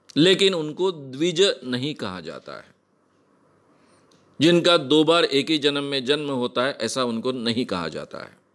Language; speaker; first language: Hindi; non-native, local second language; Marathi